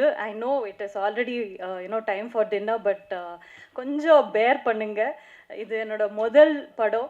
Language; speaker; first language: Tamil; non-native, learner; Kannada